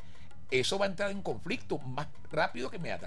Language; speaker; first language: Spanish; native; Spanish